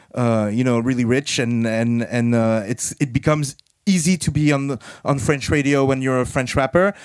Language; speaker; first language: English; non-native, fluent; French